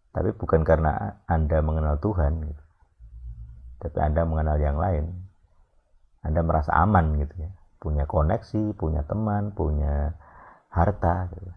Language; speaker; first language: Indonesian; native; Indonesian